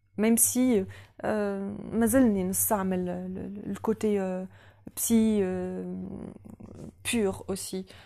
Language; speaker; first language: French; non-native, local second language; Arabic